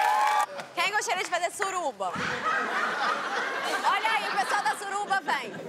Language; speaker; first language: Portuguese; native; Portuguese